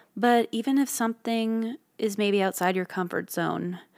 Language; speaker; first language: English; native; English